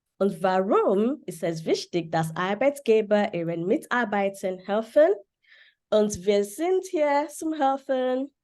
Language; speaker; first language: German; non-native, learner; Yoruba